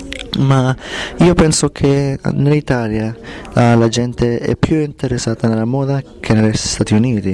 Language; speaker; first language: Italian; non-native, learner; English